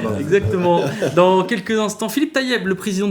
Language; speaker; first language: French; native; French